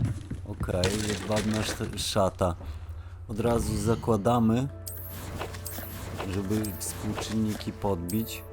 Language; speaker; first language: Polish; native; Polish